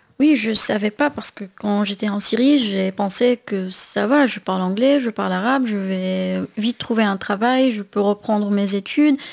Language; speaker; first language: French; non-native, fluent; Arabic